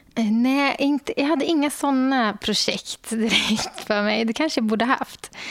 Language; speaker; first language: Swedish; native; Swedish